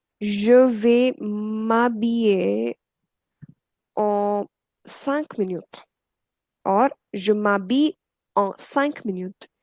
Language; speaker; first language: French; non-native, fluent; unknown